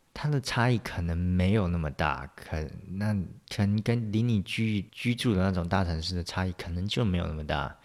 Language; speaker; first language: Chinese; native; Chinese